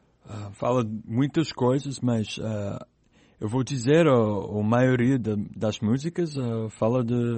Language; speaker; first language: Portuguese; non-native, learner; English